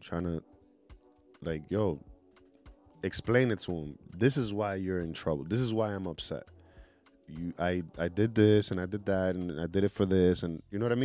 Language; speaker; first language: English; early bilingual, other home language; Spanish